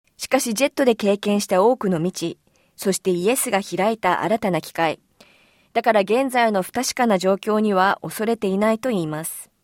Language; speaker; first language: Japanese; native; Japanese